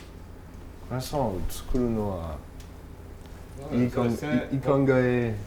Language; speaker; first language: Japanese; non-native, learner; French